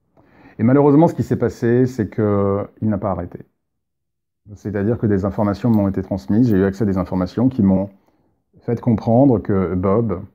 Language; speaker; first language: French; native; French